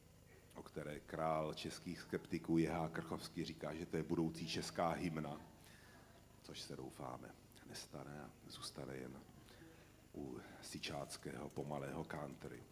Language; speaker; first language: Czech; native; Czech